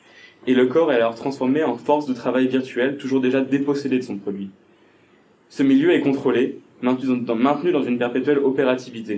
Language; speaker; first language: French; native; French